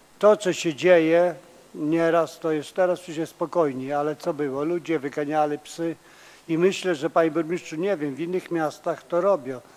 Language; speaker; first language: Polish; native; Polish